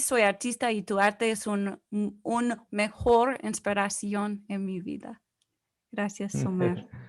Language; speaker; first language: Spanish; non-native, fluent; English